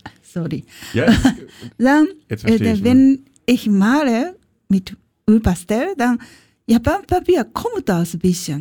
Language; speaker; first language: German; non-native, learner; Japanese